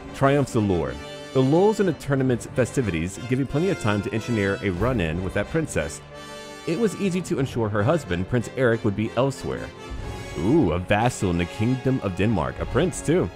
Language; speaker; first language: English; native; English